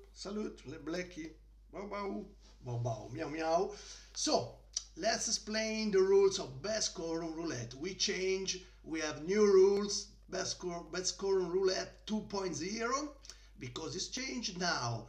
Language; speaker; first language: English; non-native, learner; Italian